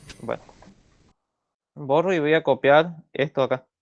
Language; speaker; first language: Spanish; native; Spanish